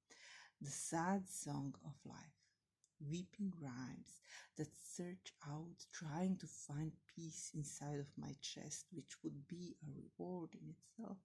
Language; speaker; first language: English; non-native, fluent; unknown